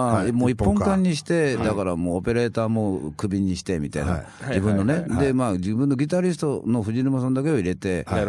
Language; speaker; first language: Japanese; native; Japanese